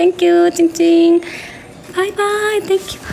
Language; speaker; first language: English; non-native, learner; Korean